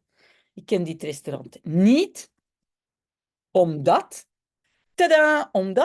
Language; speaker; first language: Dutch; non-native, local second language; French